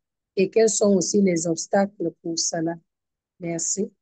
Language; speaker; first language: French; non-native, local second language; Spanish